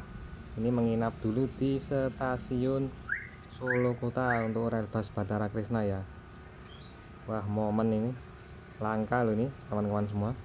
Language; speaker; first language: Indonesian; native; Indonesian